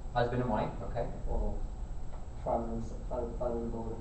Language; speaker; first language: English; native; English